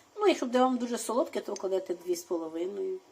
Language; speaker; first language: Ukrainian; native; Ukrainian